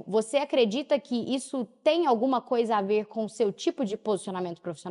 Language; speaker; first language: Portuguese; native; Portuguese